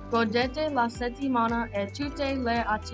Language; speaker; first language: Italian; non-native, learner; English